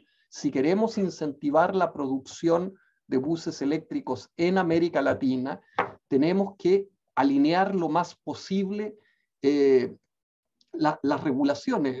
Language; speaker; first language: Spanish; native; Spanish